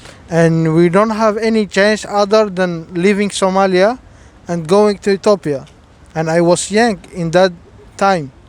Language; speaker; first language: English; non-native, fluent; Somali